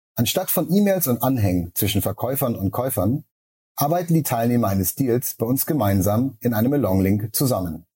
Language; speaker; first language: German; native; German